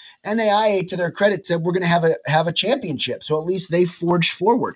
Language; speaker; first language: English; native; English